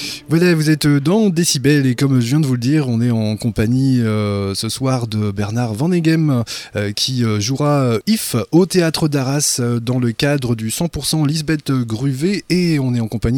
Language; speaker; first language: French; native; French